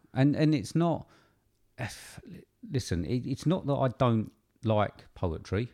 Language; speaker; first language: English; native; English